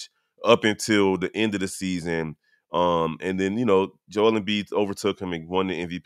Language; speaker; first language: English; native; English